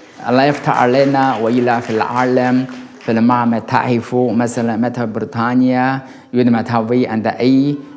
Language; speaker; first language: Arabic; non-native, learner; Chinese